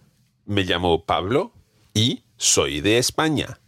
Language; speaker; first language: Spanish; non-native, fluent; English